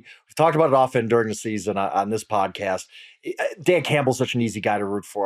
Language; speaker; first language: English; native; English